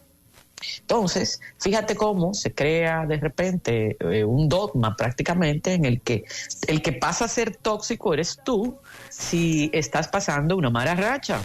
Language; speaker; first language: Spanish; native; Spanish